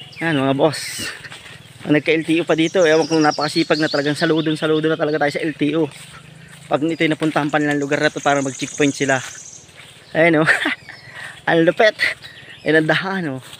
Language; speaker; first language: Filipino; non-native, local second language; Bikol